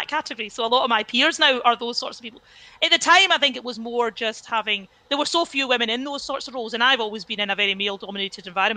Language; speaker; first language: English; native; English